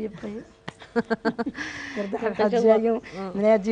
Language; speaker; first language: Arabic; native; Arabic